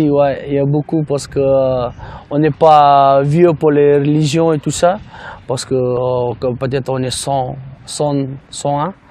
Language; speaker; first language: French; non-native, learner; Fijian